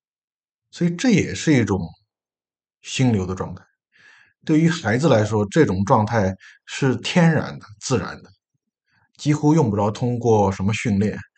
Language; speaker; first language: Chinese; native; Chinese